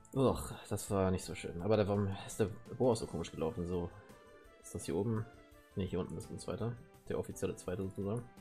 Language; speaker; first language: German; native; German